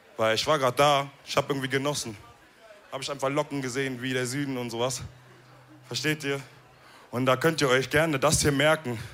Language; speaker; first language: German; early bilingual, other home language; Wolof